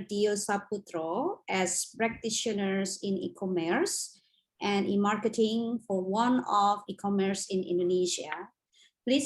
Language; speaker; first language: English; non-native, fluent; Indonesian